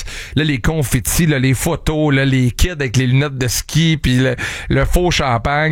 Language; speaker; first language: French; native; French